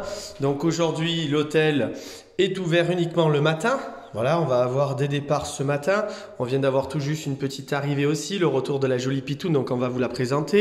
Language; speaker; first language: French; native; French